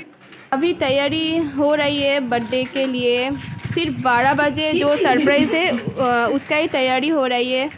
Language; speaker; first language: Hindi; non-native, local second language; Bangla